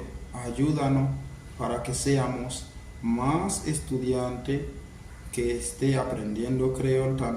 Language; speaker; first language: Spanish; non-native, fluent; Haitian Creole